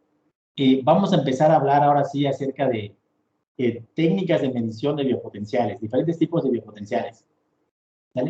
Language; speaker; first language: Spanish; native; Spanish